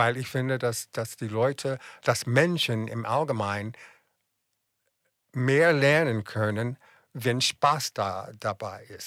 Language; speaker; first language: German; non-native, fluent; English